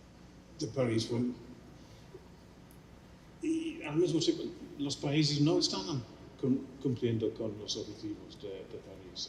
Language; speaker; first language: Spanish; non-native, fluent; English